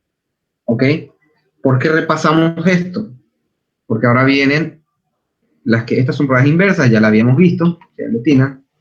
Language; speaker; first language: Spanish; native; Spanish